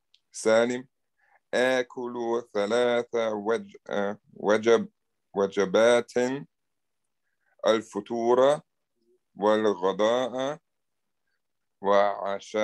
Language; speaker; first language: Arabic; non-native, learner; German